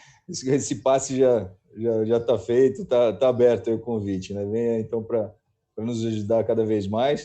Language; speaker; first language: Portuguese; native; Portuguese